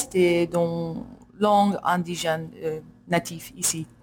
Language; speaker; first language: French; non-native, learner; English